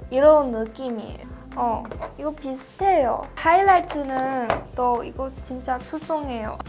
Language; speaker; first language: Korean; non-native, fluent; Chinese